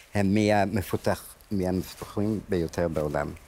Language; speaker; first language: Hebrew; early bilingual, other home language; Arabic